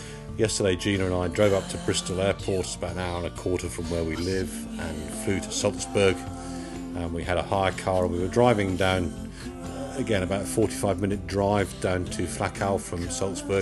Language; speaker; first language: English; native; English